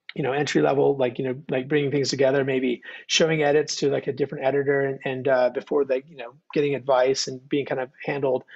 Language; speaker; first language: English; native; English